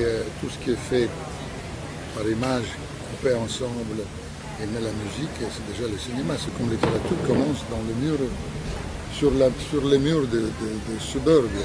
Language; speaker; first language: French; non-native, fluent; Russian